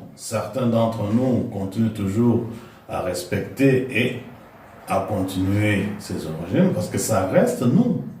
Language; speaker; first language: French; non-native, local second language; Lingala